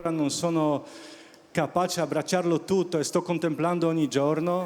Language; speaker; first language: Italian; non-native, fluent; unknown